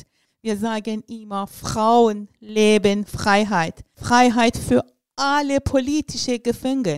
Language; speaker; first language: German; non-native, learner; Persian